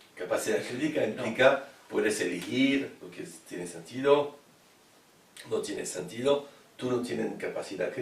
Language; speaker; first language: Spanish; non-native, fluent; French